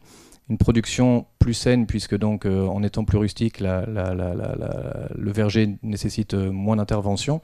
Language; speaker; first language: French; native; French